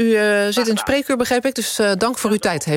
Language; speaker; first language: Dutch; native; Dutch